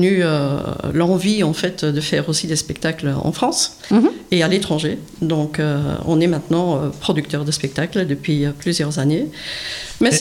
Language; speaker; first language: French; native; French